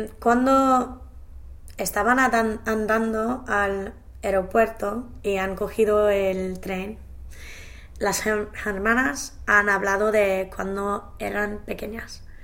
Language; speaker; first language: Spanish; non-native, learner; English